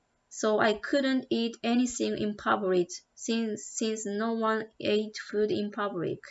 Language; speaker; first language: English; non-native, learner; Japanese